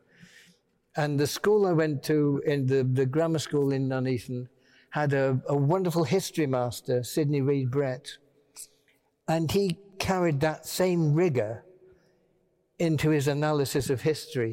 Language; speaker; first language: English; native; English